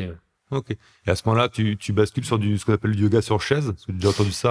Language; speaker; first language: French; native; French